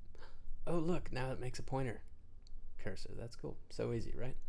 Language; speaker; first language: English; native; English